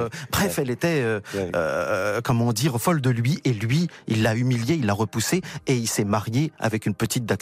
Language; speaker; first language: French; native; French